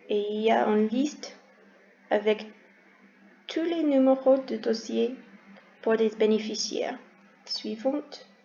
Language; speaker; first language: French; non-native, learner; English